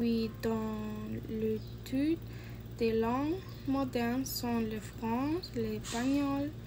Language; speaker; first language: French; non-native, learner; Spanish